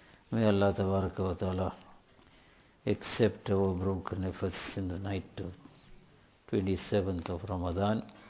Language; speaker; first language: English; native; English